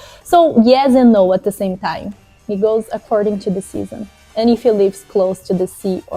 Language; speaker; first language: English; non-native, fluent; Portuguese